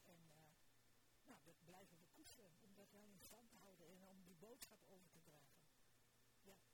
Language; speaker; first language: Dutch; early bilingual, other home language; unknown